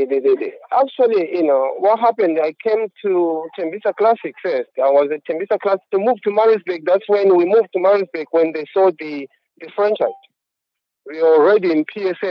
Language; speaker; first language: English; non-native, local second language; Shona